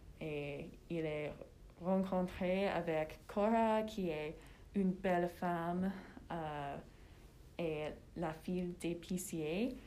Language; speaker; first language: French; non-native, learner; English